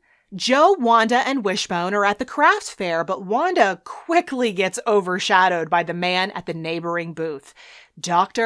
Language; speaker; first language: English; native; English